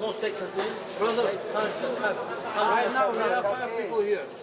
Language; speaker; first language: English; non-native, learner; Tajik